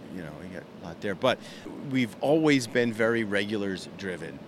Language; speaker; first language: English; native; English